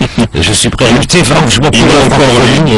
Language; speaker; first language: French; native; French